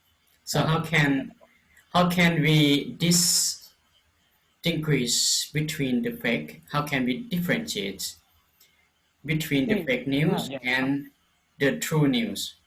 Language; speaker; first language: English; non-native, fluent; Lao